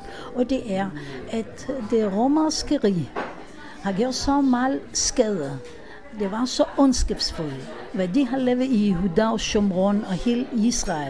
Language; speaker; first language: Danish; non-native, fluent; Hebrew